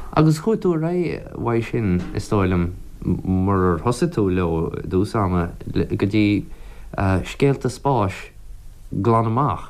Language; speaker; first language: Irish; native; Irish